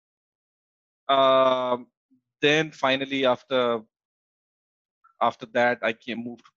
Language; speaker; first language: English; non-native, local second language; Urdu